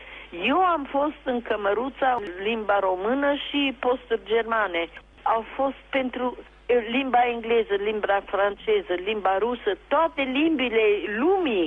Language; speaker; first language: Romanian; non-native, local second language; German